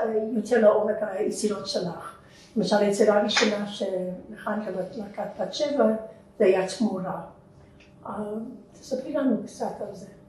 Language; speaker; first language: Hebrew; native; Hebrew